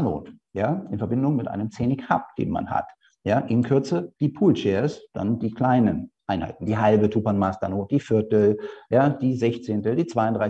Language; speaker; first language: German; native; German